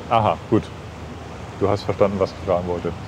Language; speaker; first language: German; native; German